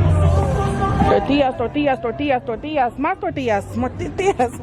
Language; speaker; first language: Spanish; non-native, learner; English